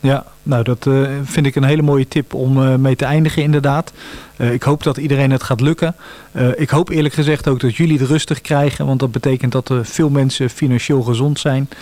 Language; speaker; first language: Dutch; native; Dutch